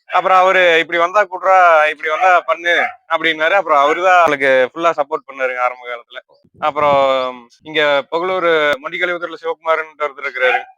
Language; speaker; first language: Tamil; native; Tamil